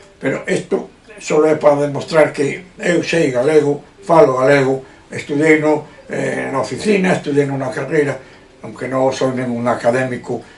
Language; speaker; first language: Galician; non-native, local second language; Spanish